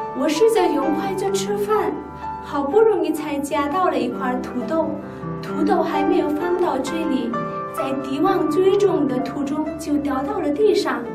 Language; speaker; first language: Chinese; non-native, fluent; Nepali